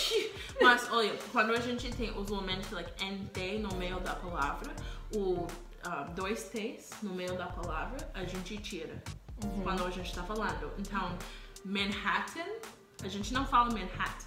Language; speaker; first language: Portuguese; non-native, fluent; English